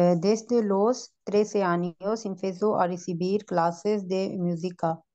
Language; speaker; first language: Spanish; non-native, learner; Urdu